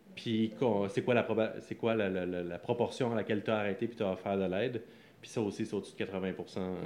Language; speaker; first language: French; native; French